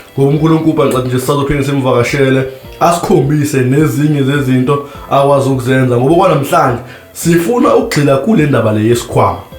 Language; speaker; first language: Zulu; native; Zulu